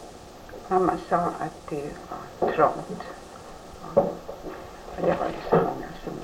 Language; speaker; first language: Swedish; early bilingual, heritage; Swedish